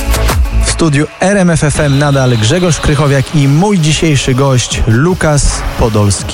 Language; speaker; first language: Polish; native; Polish